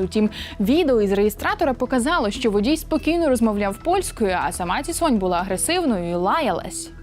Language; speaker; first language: Ukrainian; native; Ukrainian